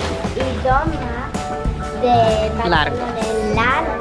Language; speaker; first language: Spanish; early bilingual, heritage; English